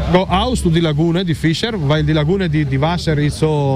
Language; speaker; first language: German; non-native, learner; Italian